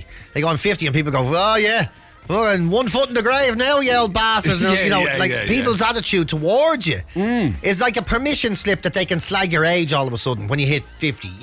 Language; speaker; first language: English; native; English